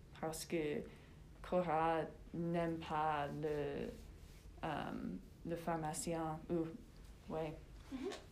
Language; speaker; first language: French; non-native, learner; English